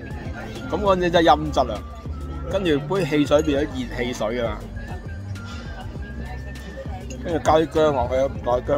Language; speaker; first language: Cantonese; native; Cantonese